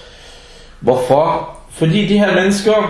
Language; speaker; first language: Danish; non-native, fluent; Arabic